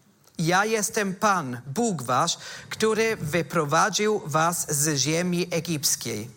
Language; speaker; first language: Polish; non-native, fluent; German